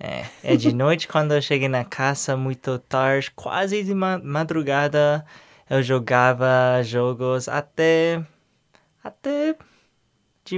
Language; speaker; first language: Portuguese; non-native, learner; English